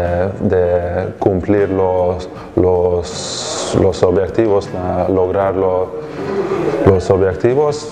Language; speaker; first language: Spanish; non-native, fluent; Hungarian